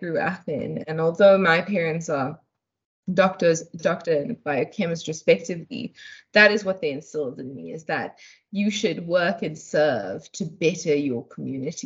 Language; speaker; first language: English; native; English